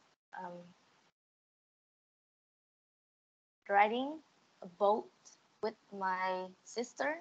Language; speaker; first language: English; non-native, learner; Vietnamese